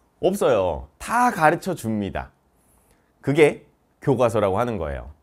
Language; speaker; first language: Korean; native; Korean